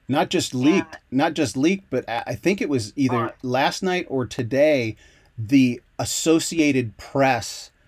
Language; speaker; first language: English; native; English